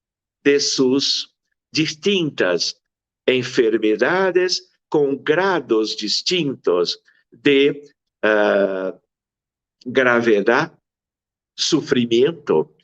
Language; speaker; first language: Spanish; non-native, fluent; Portuguese